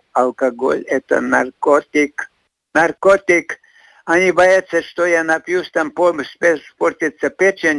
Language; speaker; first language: Russian; non-native, fluent; Latvian